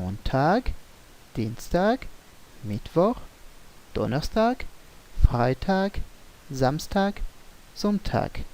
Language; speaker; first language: German; non-native, fluent; French